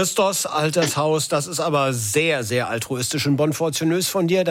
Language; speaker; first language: German; native; German